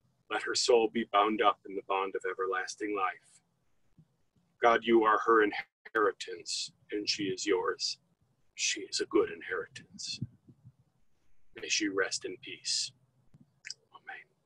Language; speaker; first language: English; native; English